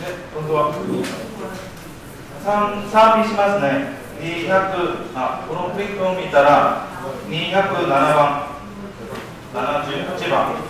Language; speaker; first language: Japanese; non-native, learner; Korean